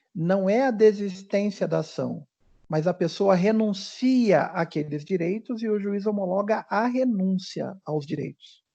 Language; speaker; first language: Portuguese; native; Portuguese